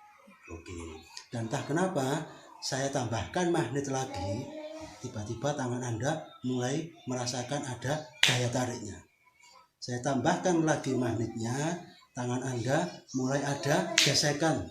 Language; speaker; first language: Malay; non-native, local second language; Javanese